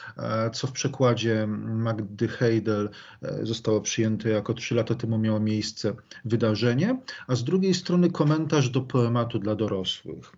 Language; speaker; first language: Polish; native; Polish